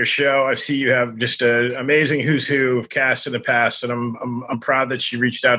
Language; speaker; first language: English; native; English